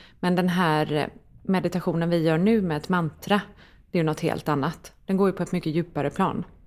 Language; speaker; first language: Swedish; native; Swedish